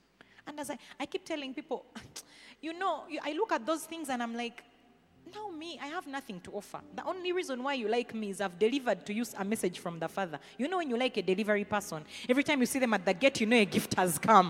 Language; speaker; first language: English; non-native, local second language; Nyankole